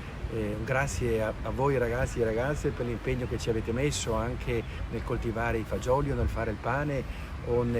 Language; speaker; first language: Italian; native; Italian